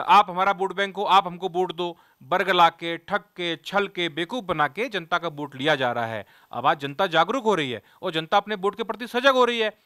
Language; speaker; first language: Hindi; native; Hindi